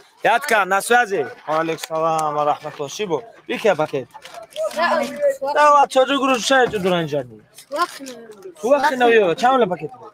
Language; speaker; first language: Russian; non-native, local second language; Avaric